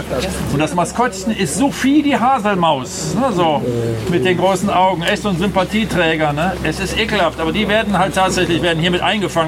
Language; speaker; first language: German; native; German